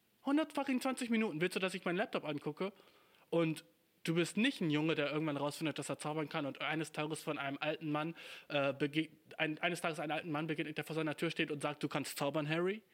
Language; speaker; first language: German; native; German